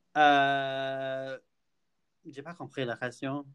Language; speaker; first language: French; non-native, fluent; English